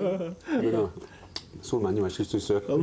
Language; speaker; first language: Korean; non-native, learner; French